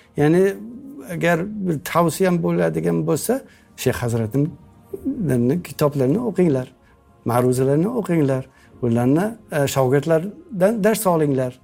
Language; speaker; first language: Uzbek; non-native, fluent; English